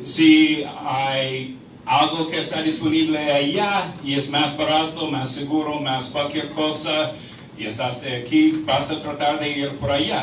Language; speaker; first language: Spanish; non-native, fluent; English